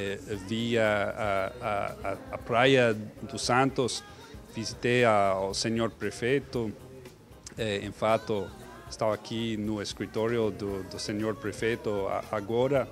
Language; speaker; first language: Portuguese; non-native, fluent; English